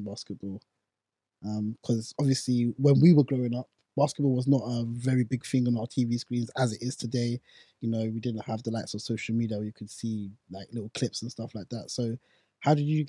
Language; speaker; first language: English; non-native, local second language; Akan